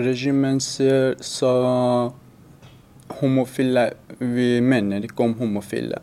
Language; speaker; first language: Norwegian; non-native, learner; Persian